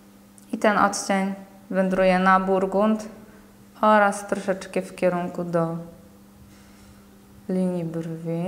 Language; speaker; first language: Polish; native; Polish